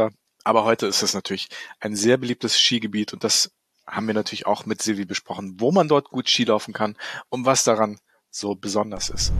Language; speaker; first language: German; native; German